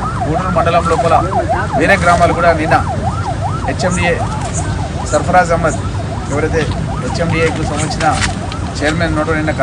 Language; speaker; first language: Telugu; native; Telugu